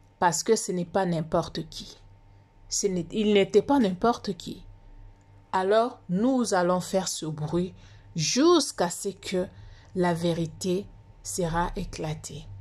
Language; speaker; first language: French; non-native, local second language; Lingala